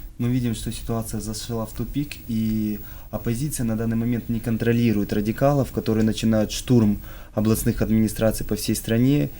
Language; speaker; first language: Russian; native; Russian